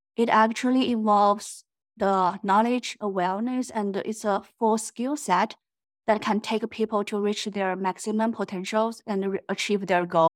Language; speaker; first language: English; non-native, fluent; Chinese